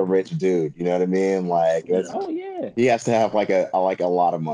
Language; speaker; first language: English; native; English